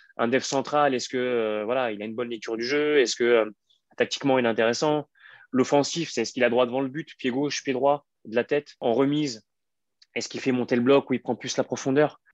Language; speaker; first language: French; native; French